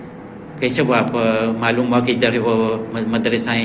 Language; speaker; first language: Hindi; non-native, learner; Gujarati